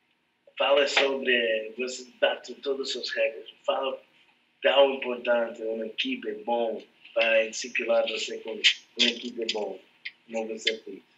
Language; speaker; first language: Portuguese; non-native, fluent; English